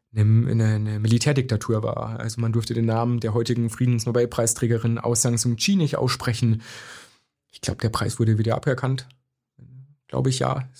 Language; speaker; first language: German; native; German